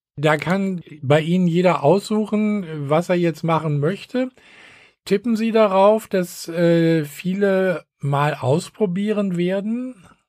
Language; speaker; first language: German; native; German